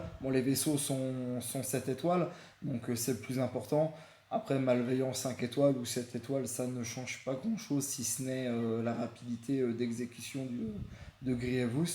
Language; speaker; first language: French; native; French